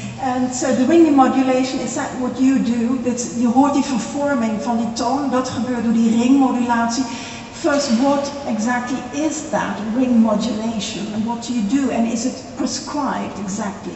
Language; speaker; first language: English; non-native, fluent; Dutch